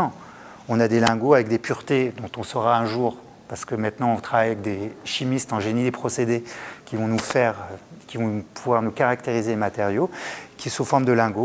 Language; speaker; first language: French; native; French